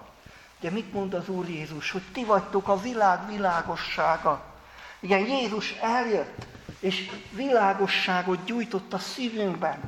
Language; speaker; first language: Hungarian; native; Hungarian